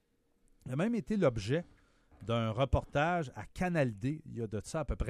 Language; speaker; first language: French; native; French